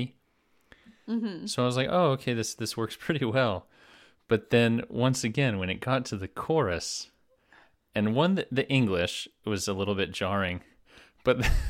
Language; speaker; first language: English; native; English